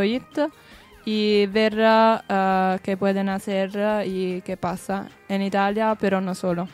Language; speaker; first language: Spanish; non-native, learner; Italian